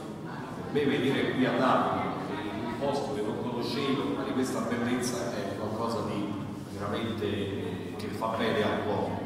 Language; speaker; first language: Italian; native; Italian